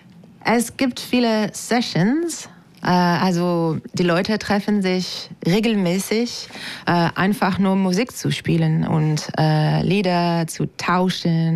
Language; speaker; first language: German; non-native, fluent; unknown